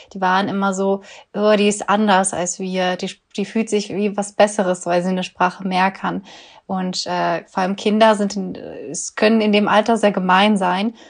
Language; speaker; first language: German; early bilingual, other home language; Russian